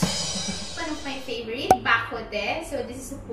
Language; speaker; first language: English; non-native, local second language; Filipino